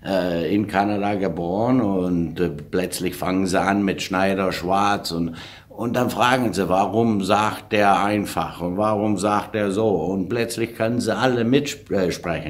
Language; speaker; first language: German; non-native, fluent; English